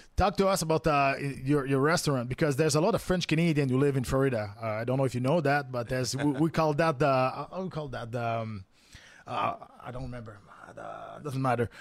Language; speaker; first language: English; non-native, fluent; French